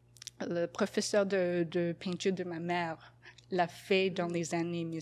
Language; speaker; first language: French; non-native, fluent; English